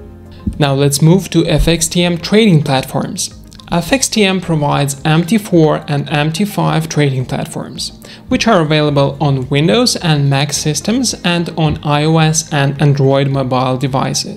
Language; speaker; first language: English; non-native, fluent; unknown